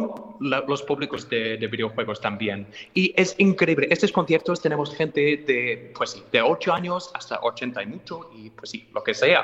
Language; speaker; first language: Spanish; non-native, fluent; English